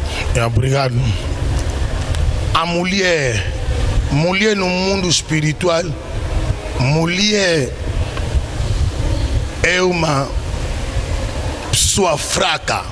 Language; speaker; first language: Portuguese; non-native, learner; Lingala